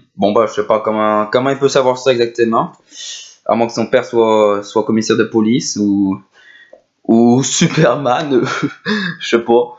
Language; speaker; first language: French; native; French